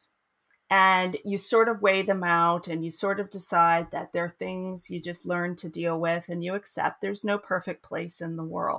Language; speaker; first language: English; native; English